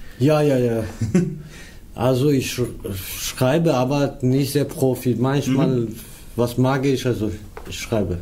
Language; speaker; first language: German; non-native, learner; Persian